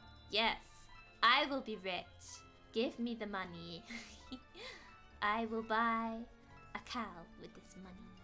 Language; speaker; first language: English; native; English